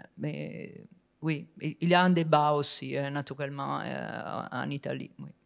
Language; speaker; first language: French; non-native, fluent; Italian